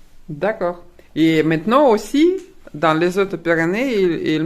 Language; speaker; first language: French; non-native, fluent; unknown